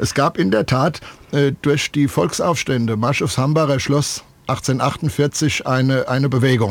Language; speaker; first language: German; native; German